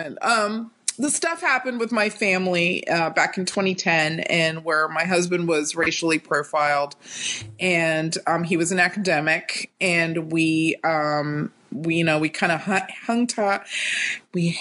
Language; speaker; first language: English; native; English